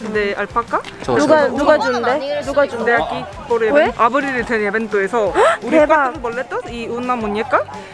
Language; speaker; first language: Korean; early bilingual, heritage; Korean